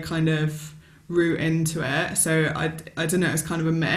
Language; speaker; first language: English; native; English